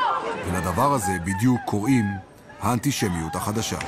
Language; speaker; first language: Hebrew; native; Hebrew